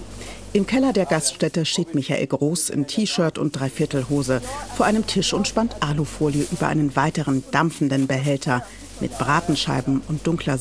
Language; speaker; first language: German; native; German